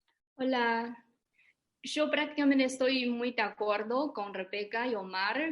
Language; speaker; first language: Spanish; non-native, fluent; Chinese